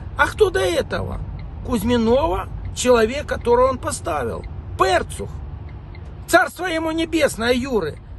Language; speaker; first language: Russian; native; Russian